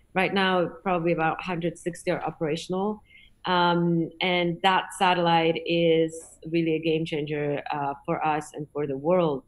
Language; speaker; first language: English; non-native, fluent; Polish